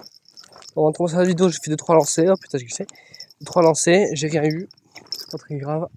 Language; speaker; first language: French; native; French